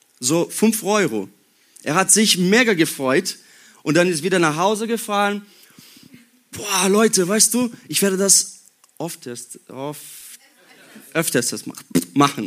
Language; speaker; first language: German; non-native, learner; Portuguese